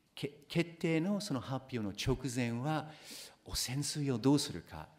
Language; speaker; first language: Japanese; non-native, fluent; English